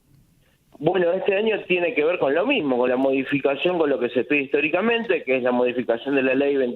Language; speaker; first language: Spanish; native; Spanish